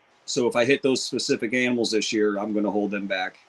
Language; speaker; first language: English; native; English